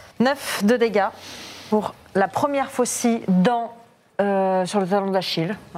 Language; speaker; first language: French; native; French